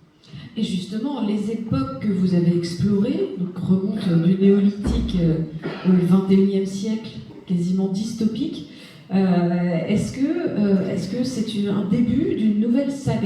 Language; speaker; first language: French; native; French